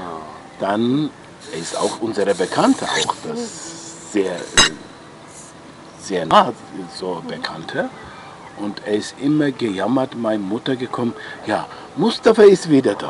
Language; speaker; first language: German; non-native, local second language; Turkish